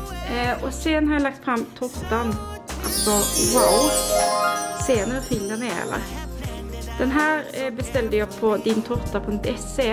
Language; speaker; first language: Swedish; native; Swedish